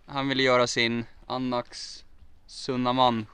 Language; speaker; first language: Swedish; native; Swedish